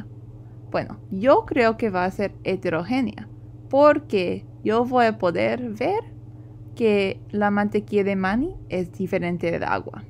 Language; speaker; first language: Spanish; non-native, fluent; English